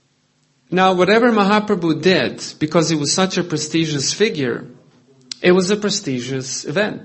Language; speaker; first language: English; non-native, fluent; Croatian